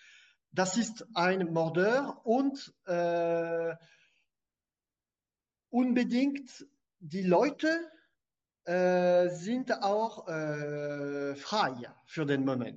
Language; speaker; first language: German; non-native, fluent; French